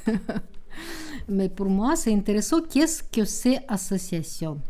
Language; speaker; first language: French; non-native, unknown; Russian